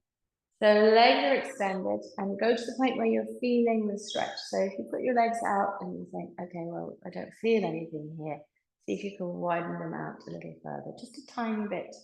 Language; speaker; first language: English; native; English